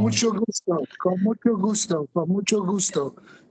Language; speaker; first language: Spanish; non-native, fluent; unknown